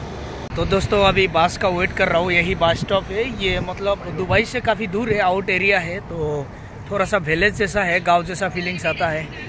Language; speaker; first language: Hindi; non-native, local second language; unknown